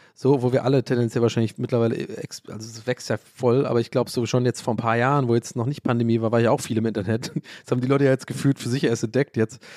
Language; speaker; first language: German; early bilingual, other home language; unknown